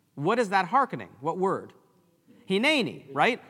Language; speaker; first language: English; native; English